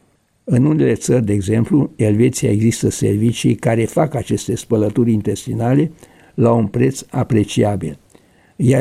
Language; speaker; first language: Romanian; native; Romanian